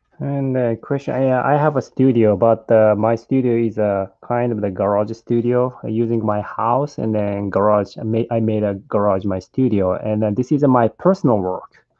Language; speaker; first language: English; non-native, learner; Japanese